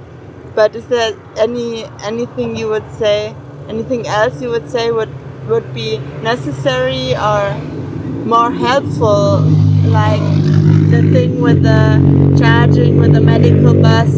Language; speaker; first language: English; non-native, fluent; German